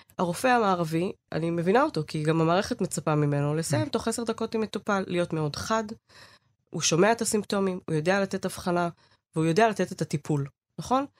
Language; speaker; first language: Hebrew; early bilingual, other home language; Amharic